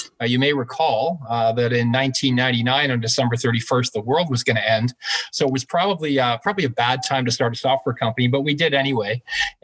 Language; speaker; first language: English; native; English